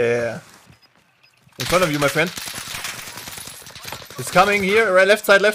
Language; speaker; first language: English; non-native, learner; German